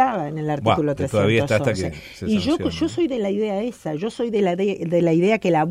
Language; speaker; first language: Spanish; native; Spanish